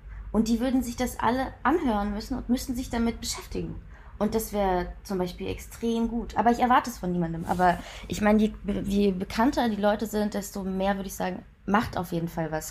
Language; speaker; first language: German; native; German